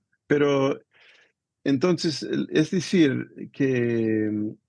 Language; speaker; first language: Spanish; non-native, fluent; English